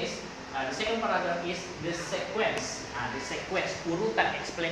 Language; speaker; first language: English; non-native, learner; Indonesian